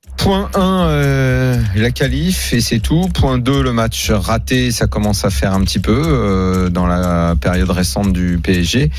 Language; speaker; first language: French; native; French